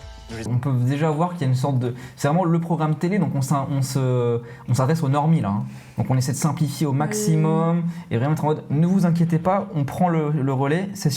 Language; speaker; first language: French; native; French